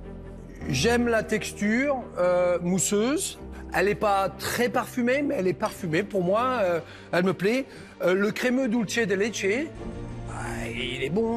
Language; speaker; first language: French; native; French